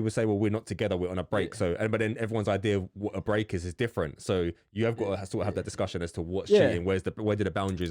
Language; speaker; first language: English; native; English